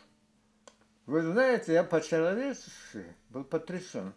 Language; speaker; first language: Russian; non-native, local second language; Karachay-Balkar